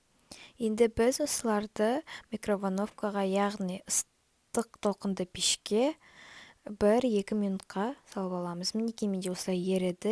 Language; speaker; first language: Kazakh; native; Kazakh